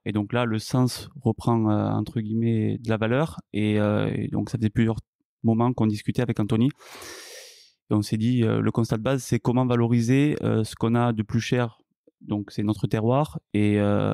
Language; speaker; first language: French; native; French